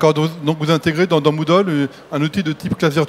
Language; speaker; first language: French; native; French